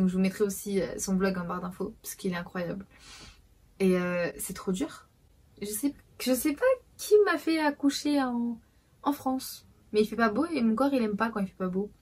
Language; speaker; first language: French; early bilingual, other home language; Portuguese